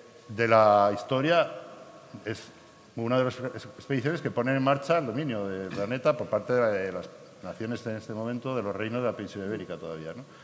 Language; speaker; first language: Spanish; native; Spanish